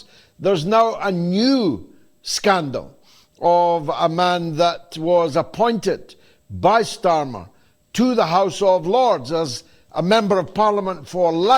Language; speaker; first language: English; native; English